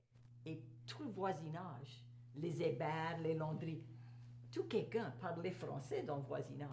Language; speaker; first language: French; native; French